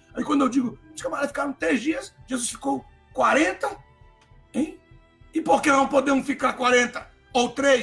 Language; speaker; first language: Portuguese; native; Portuguese